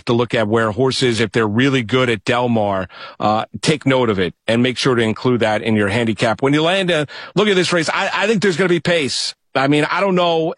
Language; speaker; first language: English; native; English